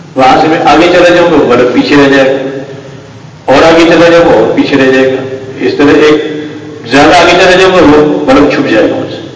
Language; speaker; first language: Urdu; non-native, local second language; Pashto